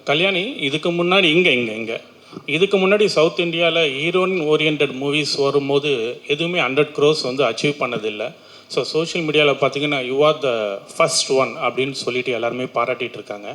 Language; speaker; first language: Tamil; native; Tamil